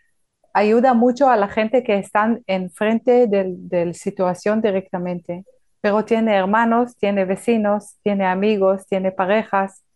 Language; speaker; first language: Spanish; non-native, fluent; Hebrew